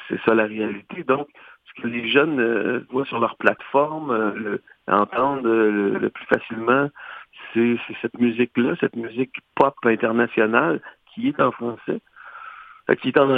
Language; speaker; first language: French; native; French